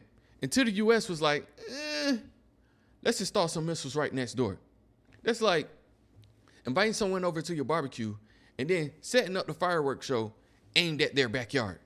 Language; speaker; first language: English; native; English